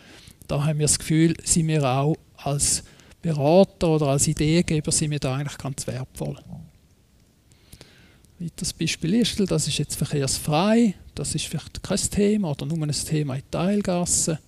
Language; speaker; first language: German; native; German